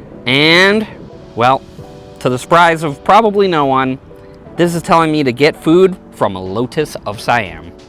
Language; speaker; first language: English; native; English